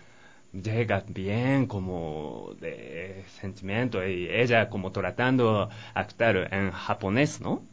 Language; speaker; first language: Spanish; non-native, learner; Japanese